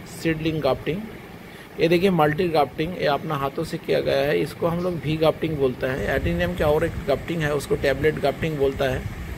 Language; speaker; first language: Hindi; non-native, local second language; Bangla